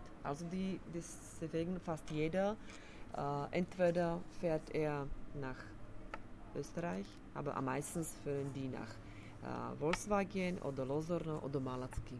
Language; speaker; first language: German; non-native, fluent; Slovak